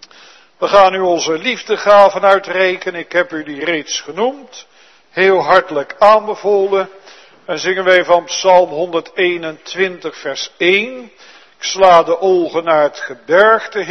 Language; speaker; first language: Dutch; native; Dutch